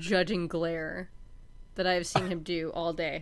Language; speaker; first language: English; native; English